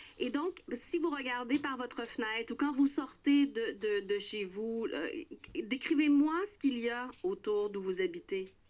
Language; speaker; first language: French; native; French